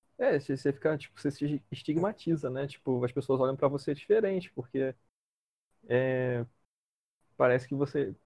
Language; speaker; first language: Portuguese; native; Portuguese